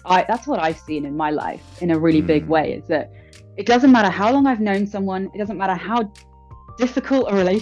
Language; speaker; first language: English; native; English